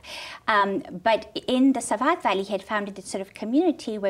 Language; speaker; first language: English; non-native, local second language; Urdu